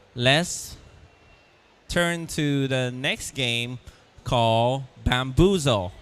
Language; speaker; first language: English; non-native, fluent; Vietnamese